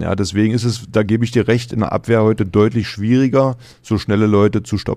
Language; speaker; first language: German; native; German